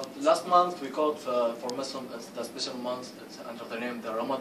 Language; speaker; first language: English; non-native, learner; Arabic